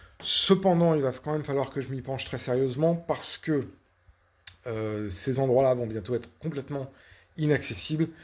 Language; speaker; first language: French; native; French